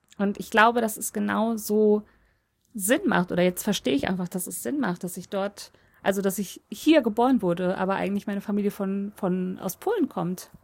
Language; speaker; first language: German; early bilingual, other home language; Polish